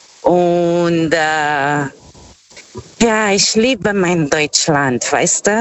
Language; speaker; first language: German; non-native, fluent; Portuguese